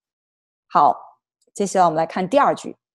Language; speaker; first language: Chinese; native; Chinese